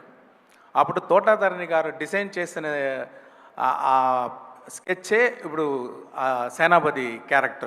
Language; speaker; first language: Telugu; non-native, learner; Tamil